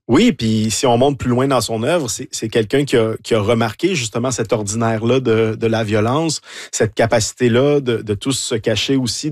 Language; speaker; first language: French; native; French